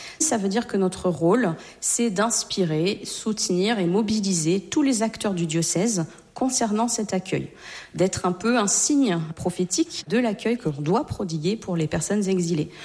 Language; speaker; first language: French; native; French